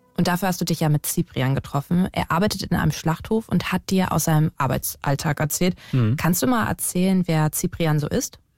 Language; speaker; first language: German; native; German